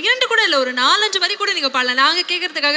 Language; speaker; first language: Tamil; native; Tamil